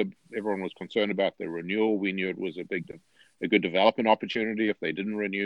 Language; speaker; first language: English; native; English